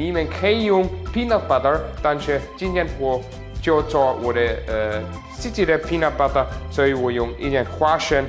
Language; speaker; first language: Chinese; non-native, learner; German